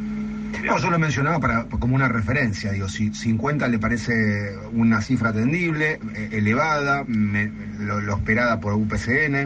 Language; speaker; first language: Spanish; native; Spanish